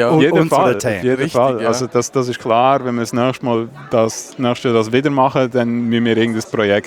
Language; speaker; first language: German; native; German